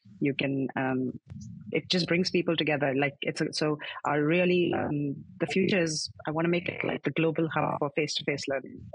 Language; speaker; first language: English; non-native, local second language; Hindi